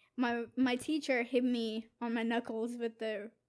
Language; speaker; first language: English; non-native, local second language; Gujarati